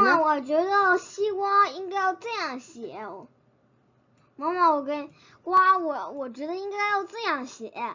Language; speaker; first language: Chinese; early bilingual, heritage; Chinese